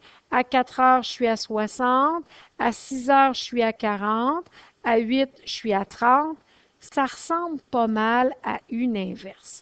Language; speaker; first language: French; native; French